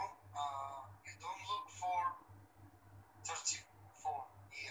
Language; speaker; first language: English; non-native, learner; Romany